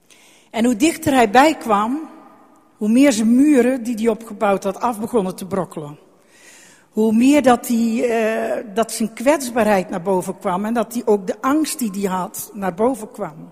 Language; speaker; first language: Dutch; native; Dutch